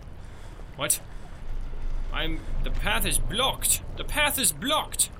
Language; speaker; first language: English; native; English